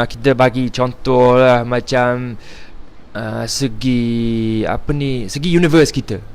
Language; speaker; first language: Malay; non-native, fluent; English